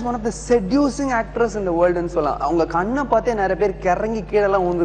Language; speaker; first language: Tamil; native; Tamil